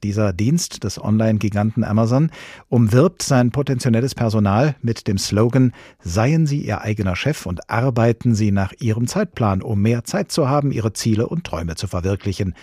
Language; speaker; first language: German; native; German